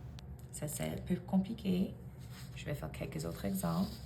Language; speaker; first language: French; non-native, fluent; English